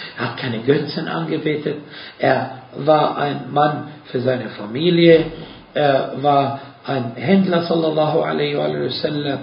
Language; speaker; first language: German; non-native, fluent; Arabic